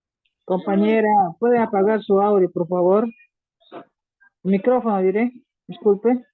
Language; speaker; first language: Spanish; native; Spanish